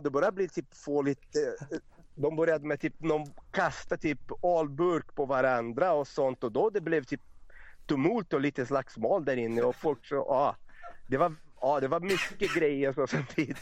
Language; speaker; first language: Swedish; non-native, fluent; Portuguese